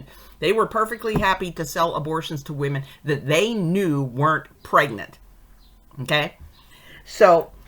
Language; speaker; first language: English; native; English